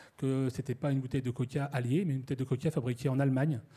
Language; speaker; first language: French; native; French